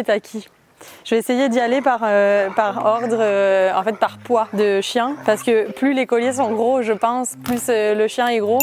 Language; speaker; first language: French; native; French